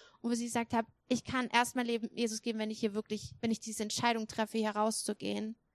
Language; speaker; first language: German; native; German